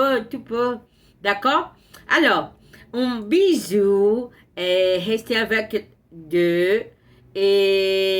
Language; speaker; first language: French; non-native, learner; Portuguese